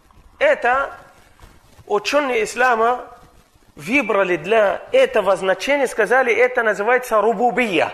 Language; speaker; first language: Russian; non-native, fluent; Arabic